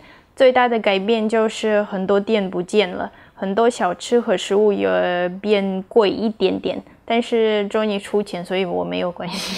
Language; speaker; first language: Chinese; non-native, fluent; Russian